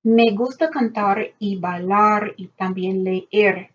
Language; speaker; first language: Spanish; non-native, learner; English